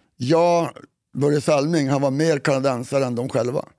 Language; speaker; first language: Swedish; native; Swedish